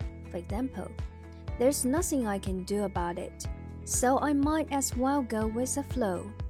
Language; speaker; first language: English; non-native, fluent; Chinese